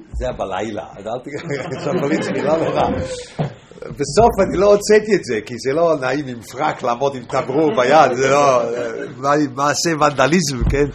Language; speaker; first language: Hebrew; non-native, fluent; English